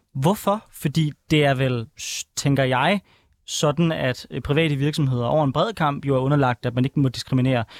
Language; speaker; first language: Danish; native; Danish